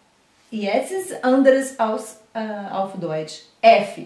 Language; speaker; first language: German; non-native, fluent; Portuguese